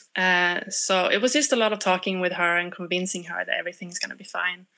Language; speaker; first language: English; non-native, fluent; Swedish